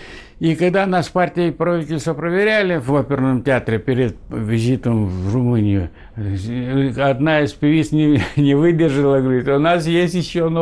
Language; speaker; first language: Russian; native; Russian